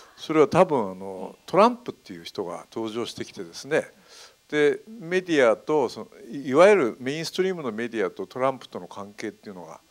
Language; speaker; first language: Japanese; native; Japanese